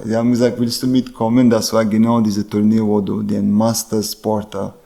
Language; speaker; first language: German; non-native, learner; Chechen